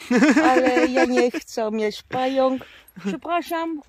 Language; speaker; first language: Polish; non-native, learner; Dutch